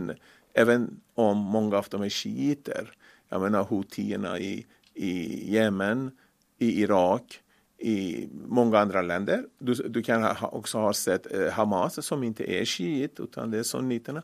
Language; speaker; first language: Swedish; non-native, fluent; Persian